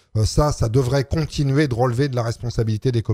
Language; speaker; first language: French; native; French